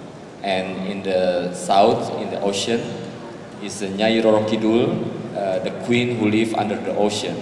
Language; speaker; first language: English; non-native, learner; Indonesian